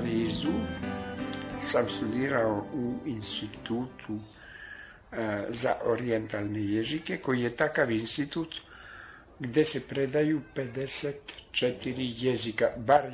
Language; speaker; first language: Serbian; non-native, fluent; French